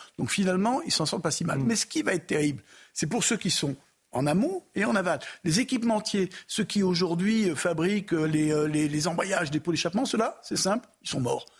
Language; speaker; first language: French; native; French